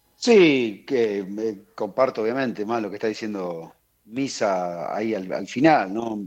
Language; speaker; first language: Spanish; native; Spanish